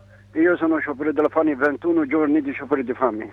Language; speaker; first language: Italian; non-native, learner; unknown